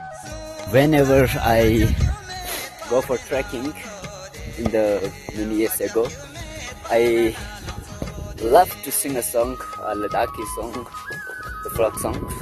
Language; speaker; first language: English; non-native, local second language; Ladakhi